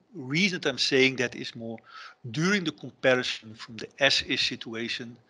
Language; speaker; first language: English; non-native, fluent; Dutch